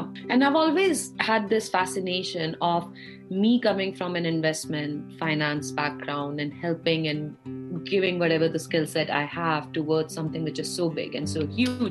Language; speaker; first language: English; non-native, local second language; Hindi